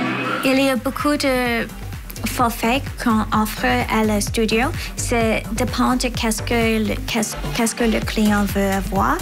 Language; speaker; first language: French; non-native, learner; English